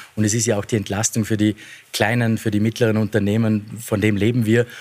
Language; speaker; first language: German; native; German